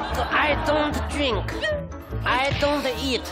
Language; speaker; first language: English; non-native, learner; Chinese